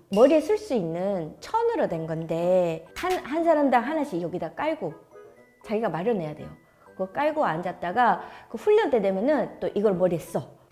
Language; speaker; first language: Korean; non-native, fluent; Japanese